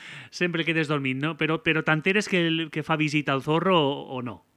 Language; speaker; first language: Catalan; native; Catalan